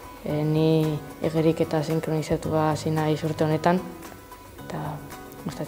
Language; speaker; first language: Basque; non-native, local second language; Spanish